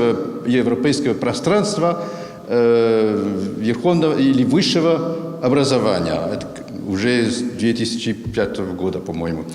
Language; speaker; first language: Russian; non-native, fluent; French